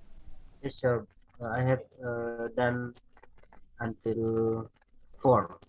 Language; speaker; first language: English; non-native, learner; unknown